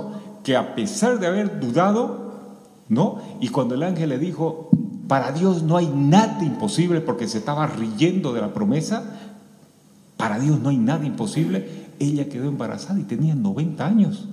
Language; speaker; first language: Spanish; native; Spanish